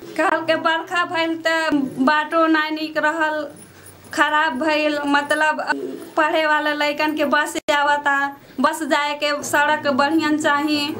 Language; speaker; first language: Bhojpuri; native; Bhojpuri